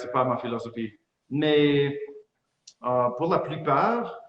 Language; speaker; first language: French; non-native, fluent; English